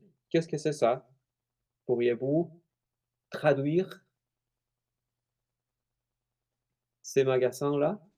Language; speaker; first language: French; non-native, fluent; Spanish